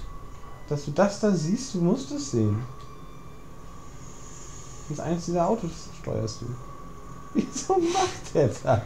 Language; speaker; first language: German; native; German